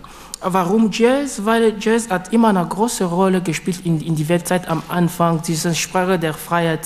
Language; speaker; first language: German; non-native, learner; French